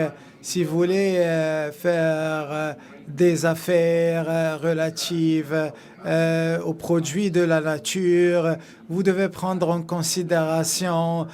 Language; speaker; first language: French; non-native, fluent; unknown